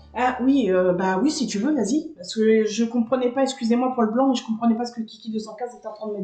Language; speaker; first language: French; native; French